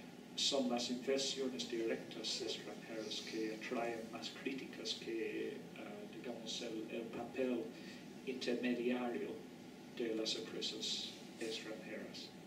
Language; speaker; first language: Spanish; non-native, fluent; English